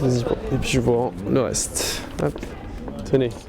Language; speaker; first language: French; native; French